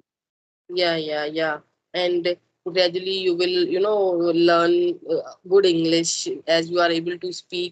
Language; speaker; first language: English; non-native, local second language; Hindi